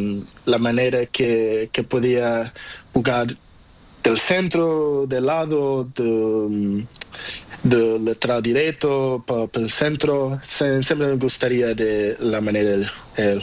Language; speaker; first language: Spanish; non-native, learner; Portuguese